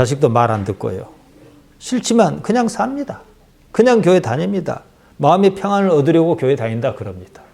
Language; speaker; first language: Korean; native; Korean